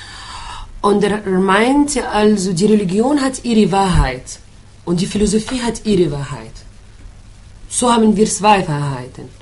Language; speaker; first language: German; non-native, fluent; Arabic